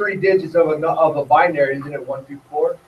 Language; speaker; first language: English; native; English